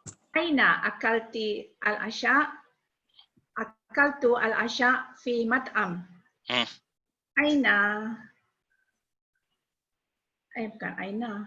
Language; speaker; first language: Arabic; non-native, learner; Malay